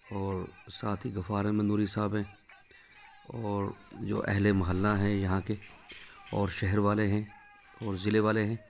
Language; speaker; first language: Urdu; native; Urdu